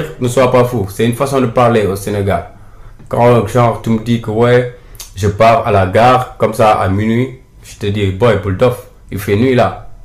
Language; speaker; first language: French; non-native, local second language; Wolof